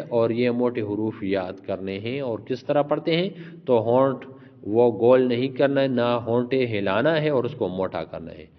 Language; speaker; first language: Urdu; native; Urdu